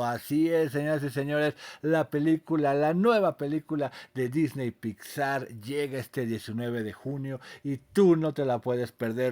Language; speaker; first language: Spanish; native; Spanish